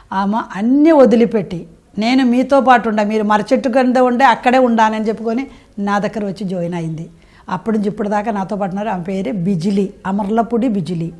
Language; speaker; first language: Telugu; non-native, fluent; Malayalam